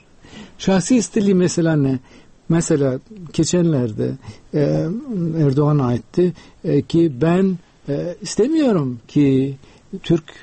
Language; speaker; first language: Turkish; non-native, fluent; Uzbek